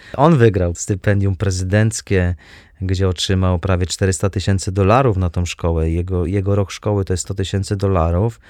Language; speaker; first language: Polish; native; Polish